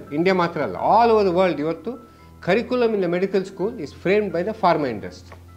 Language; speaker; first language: English; non-native, local second language; Kannada